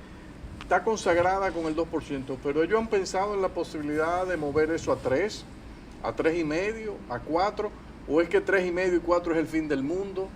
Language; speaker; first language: Spanish; native; Spanish